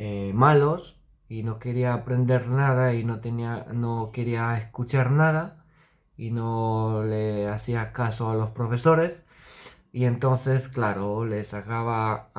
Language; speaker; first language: Spanish; non-native, fluent; Romanian